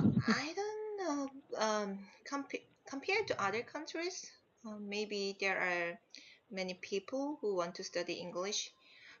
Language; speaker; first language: English; non-native, learner; Korean